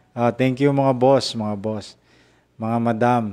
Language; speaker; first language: Filipino; non-native, local second language; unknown